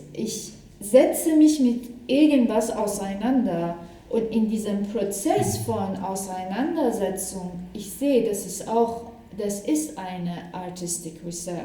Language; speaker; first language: German; non-native, fluent; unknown